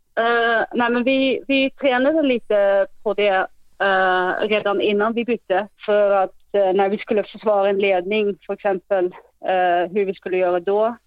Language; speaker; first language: Swedish; non-native, fluent; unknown